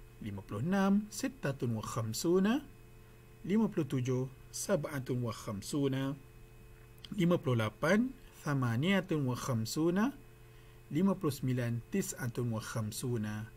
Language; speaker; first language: Arabic; non-native, fluent; Malay